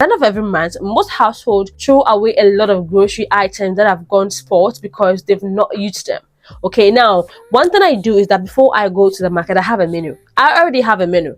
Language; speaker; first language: English; native; English